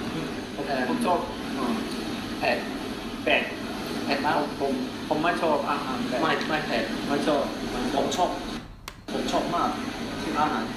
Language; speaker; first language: Thai; non-native, learner; English